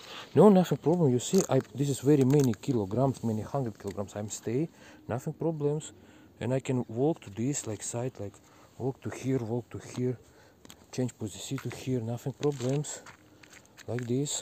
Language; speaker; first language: English; non-native, learner; Russian